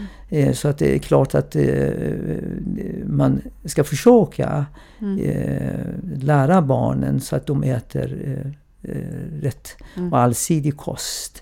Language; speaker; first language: Swedish; non-native, fluent; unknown